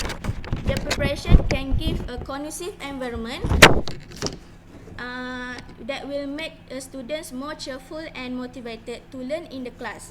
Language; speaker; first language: English; non-native, fluent; Malay